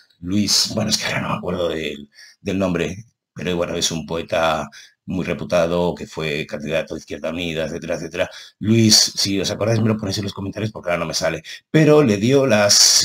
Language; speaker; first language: Spanish; native; Spanish